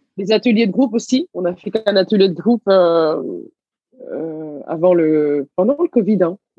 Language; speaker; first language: French; early bilingual, other home language; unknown